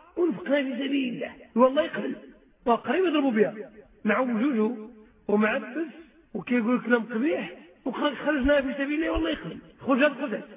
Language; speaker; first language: Arabic; native; Arabic